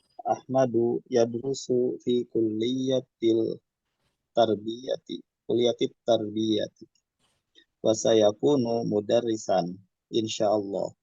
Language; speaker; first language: Arabic; non-native, learner; Indonesian